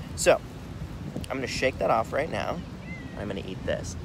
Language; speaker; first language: English; native; English